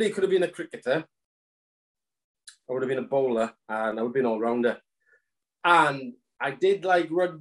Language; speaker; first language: English; native; English